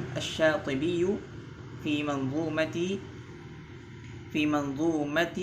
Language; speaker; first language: Arabic; non-native, fluent; Indonesian